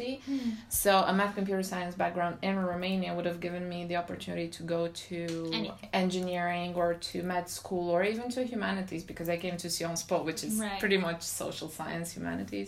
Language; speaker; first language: English; non-native, fluent; Romanian